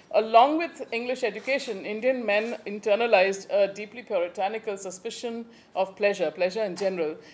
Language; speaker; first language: English; native; English